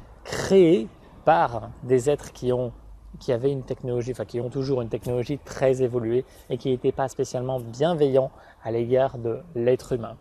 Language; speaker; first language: French; native; French